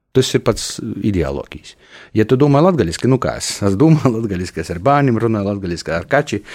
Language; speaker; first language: Latvian; native; Latvian